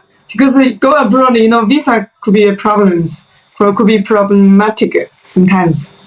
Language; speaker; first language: English; non-native, fluent; Chinese